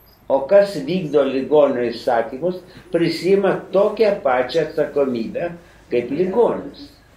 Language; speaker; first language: Lithuanian; native; Lithuanian